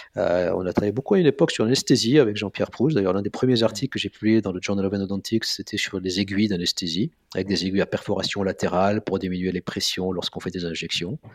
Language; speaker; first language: French; non-native, local second language; Arabic